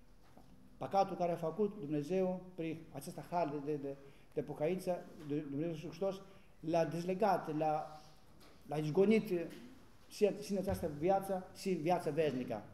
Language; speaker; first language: Romanian; non-native, learner; Greek